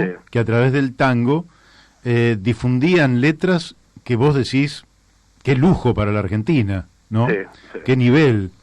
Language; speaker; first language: Spanish; native; Spanish